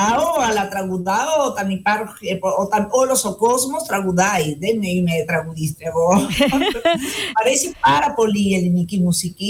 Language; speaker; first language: Greek; non-native, fluent; Spanish